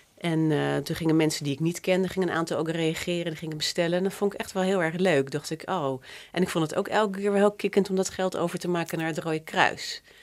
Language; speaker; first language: Dutch; native; Dutch